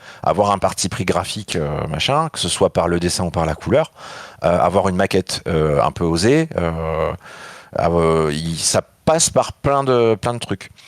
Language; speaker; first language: French; native; French